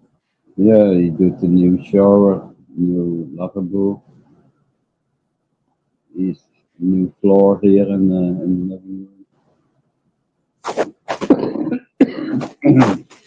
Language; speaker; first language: English; non-native, learner; Dutch